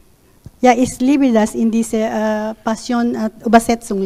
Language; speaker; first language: German; non-native, learner; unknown